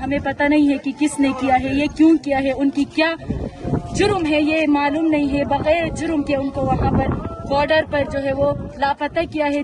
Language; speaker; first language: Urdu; non-native, local second language; Balti